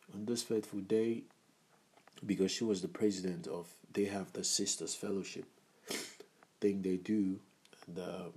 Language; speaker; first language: English; non-native, local second language; Igbo